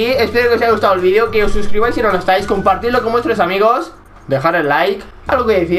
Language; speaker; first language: Spanish; native; Spanish